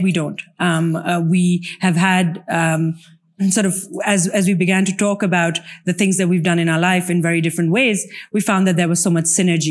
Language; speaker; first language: English; non-native, local second language; Urdu